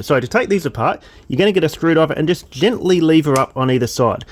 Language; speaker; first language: English; native; English